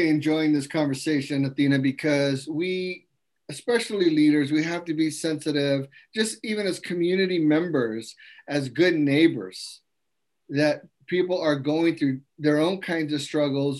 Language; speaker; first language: English; native; English